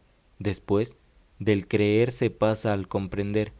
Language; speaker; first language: Spanish; native; Spanish